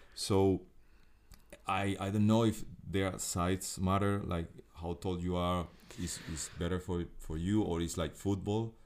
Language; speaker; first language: English; non-native, fluent; Spanish